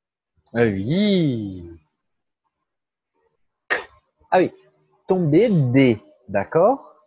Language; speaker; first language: French; non-native, fluent; Portuguese